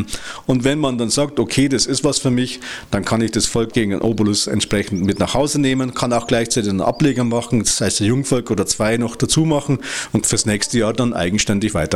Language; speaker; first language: German; native; German